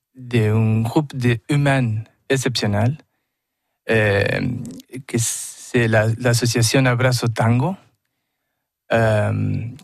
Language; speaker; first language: French; non-native, learner; Spanish